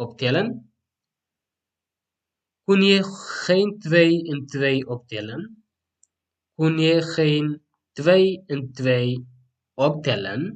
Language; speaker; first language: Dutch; non-native, learner; Tigrinya